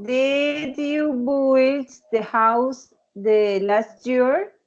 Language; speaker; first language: English; non-native, learner; Spanish